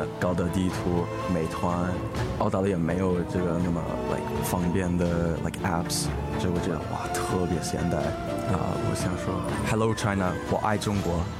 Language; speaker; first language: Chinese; early bilingual, heritage; English